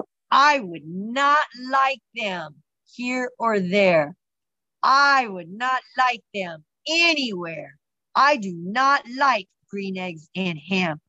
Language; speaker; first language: English; native; English